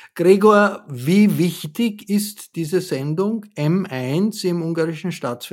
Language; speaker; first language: German; native; German